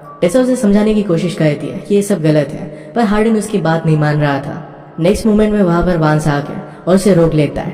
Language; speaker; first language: Hindi; native; Hindi